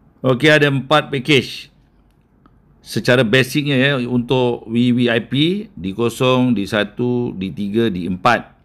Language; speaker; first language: Malay; native; Malay